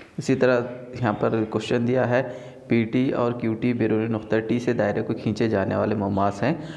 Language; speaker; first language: Hindi; non-native, local second language; Urdu